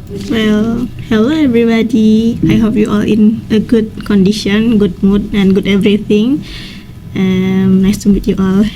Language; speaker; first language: English; non-native, learner; Indonesian